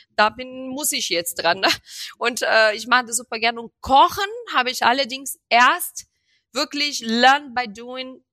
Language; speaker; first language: German; non-native, fluent; Portuguese